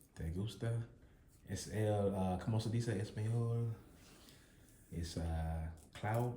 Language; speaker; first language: Spanish; non-native, learner; English